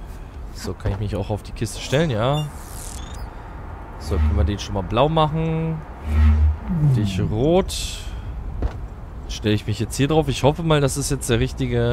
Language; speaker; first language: German; native; German